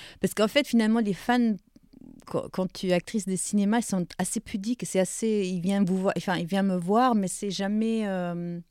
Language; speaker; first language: French; non-native, fluent; German